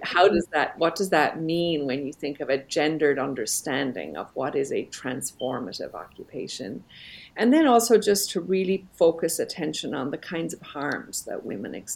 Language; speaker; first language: English; native; English